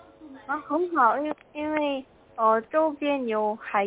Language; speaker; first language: Chinese; non-native, learner; Korean